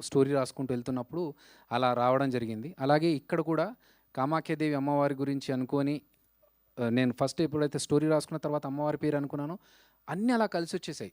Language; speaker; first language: Telugu; native; Telugu